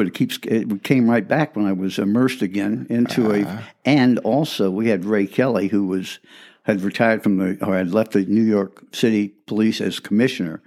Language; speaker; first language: English; early bilingual, other home language; French